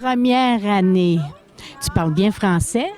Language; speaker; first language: French; native; French